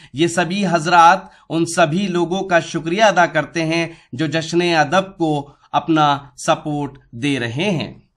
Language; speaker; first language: Hindi; native; Hindi